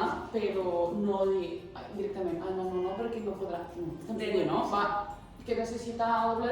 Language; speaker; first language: Catalan; native; Catalan